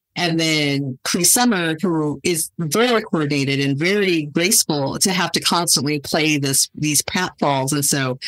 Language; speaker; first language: English; native; English